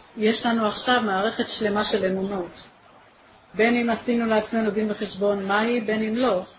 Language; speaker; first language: Hebrew; native; Hebrew